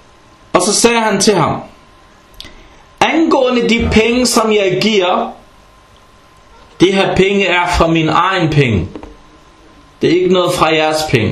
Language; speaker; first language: Danish; early bilingual, other home language; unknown